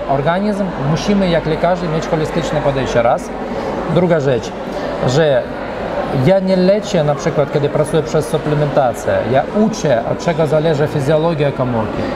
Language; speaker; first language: Polish; early bilingual, heritage; Russian